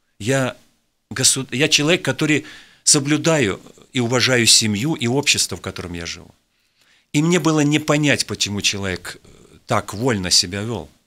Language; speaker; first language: Russian; native; Russian